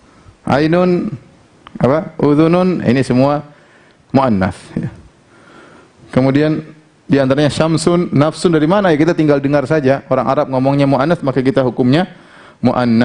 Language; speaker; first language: Indonesian; native; Indonesian